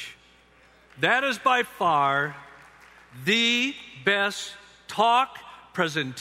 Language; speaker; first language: English; native; English